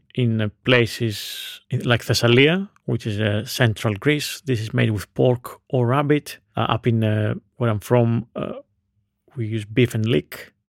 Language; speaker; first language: English; non-native, fluent; Greek